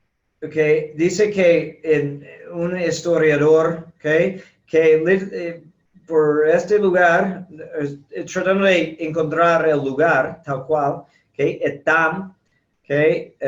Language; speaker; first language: Spanish; non-native, fluent; English